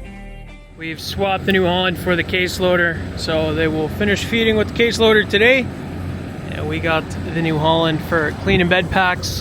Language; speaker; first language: English; native; English